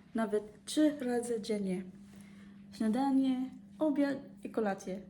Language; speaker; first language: Polish; non-native, learner; Filipino